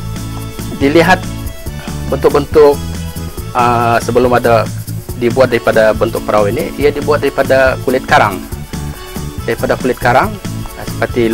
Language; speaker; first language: Malay; native; Malay